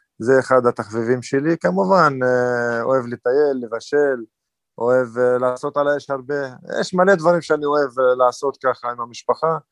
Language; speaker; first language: Hebrew; non-native, local second language; Arabic